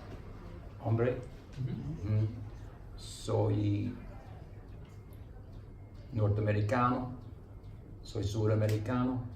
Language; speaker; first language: Spanish; non-native, learner; English